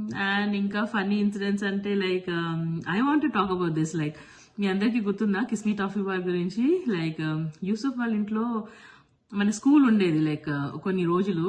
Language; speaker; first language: Telugu; native; Telugu